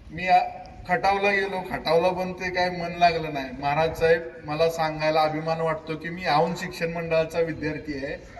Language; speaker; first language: Marathi; native; Marathi